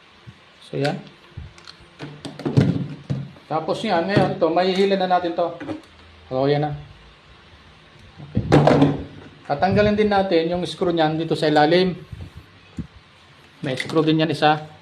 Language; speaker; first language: Filipino; native; Filipino